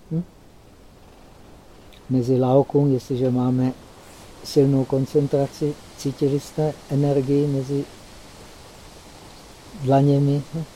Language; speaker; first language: Czech; native; Czech